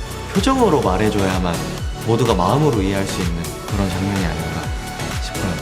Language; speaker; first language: Korean; native; Korean